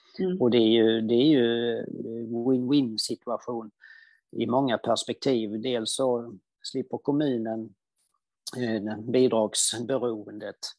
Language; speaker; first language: Swedish; native; Swedish